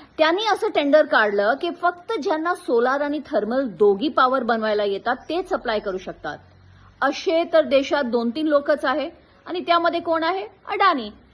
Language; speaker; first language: Marathi; non-native, local second language; Hindi